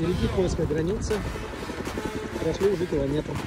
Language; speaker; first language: Russian; native; Russian